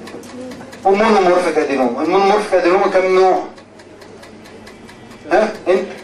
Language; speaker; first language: Arabic; native; Arabic